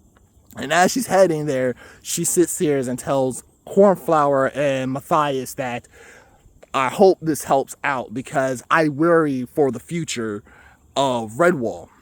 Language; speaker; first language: English; native; English